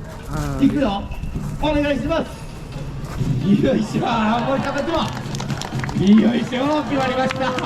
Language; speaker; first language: Japanese; native; Japanese